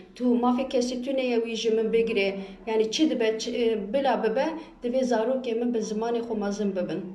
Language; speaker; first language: Kurdish; non-native, local second language; Turkish